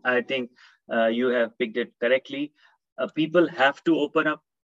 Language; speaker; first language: English; non-native, local second language; Hindi